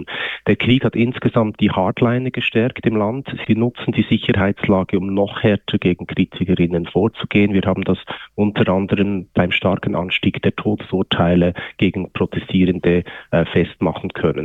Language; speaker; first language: German; native; German